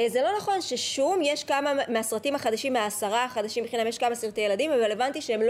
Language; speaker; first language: Hebrew; native; Hebrew